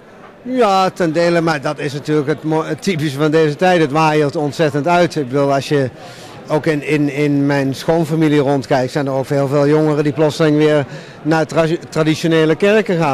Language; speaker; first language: Dutch; native; Dutch